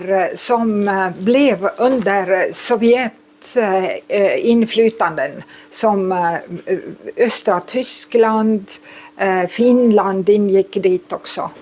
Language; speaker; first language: Swedish; non-native, fluent; Estonian